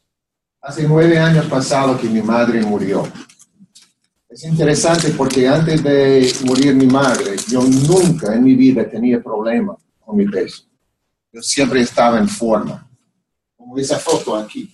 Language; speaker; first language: Spanish; non-native, fluent; English